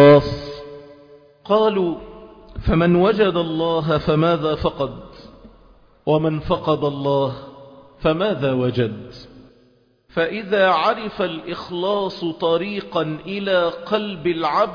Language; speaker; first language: Arabic; native; Arabic